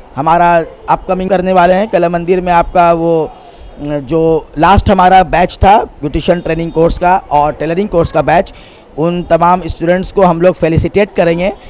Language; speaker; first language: Hindi; non-native, local second language; Urdu